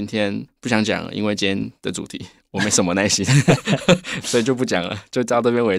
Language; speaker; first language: Chinese; native; Chinese